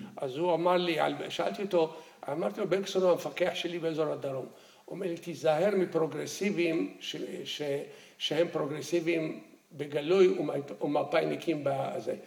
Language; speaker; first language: Hebrew; early bilingual, other home language; Arabic